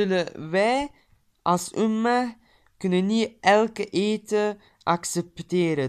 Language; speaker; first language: Dutch; early bilingual, other home language; Turkish